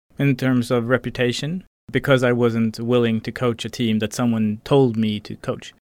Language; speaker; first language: English; non-native, fluent; Swedish